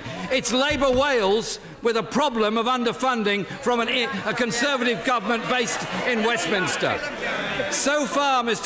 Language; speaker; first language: English; native; English